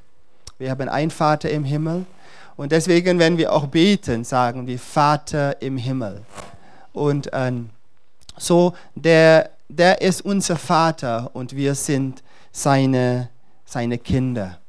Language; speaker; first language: German; non-native, fluent; Dutch